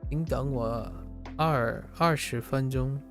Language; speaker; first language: Chinese; non-native, learner; English